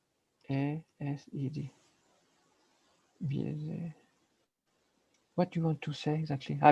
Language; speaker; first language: English; non-native, learner; French